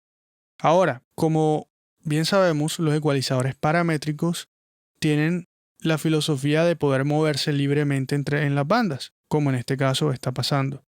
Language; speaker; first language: Spanish; native; Spanish